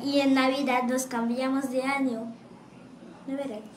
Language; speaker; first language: Spanish; non-native, learner; Haitian Creole